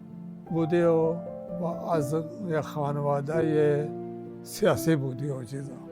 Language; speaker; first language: Persian; non-native, fluent; Urdu